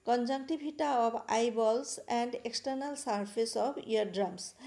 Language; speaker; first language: English; non-native, local second language; Assamese